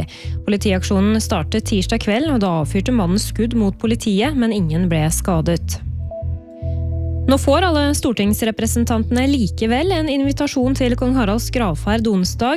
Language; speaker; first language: Norwegian; native; Norwegian